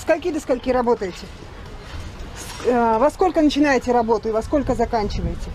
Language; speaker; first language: Russian; native; Russian